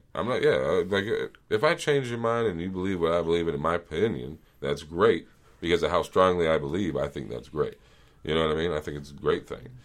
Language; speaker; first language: English; native; English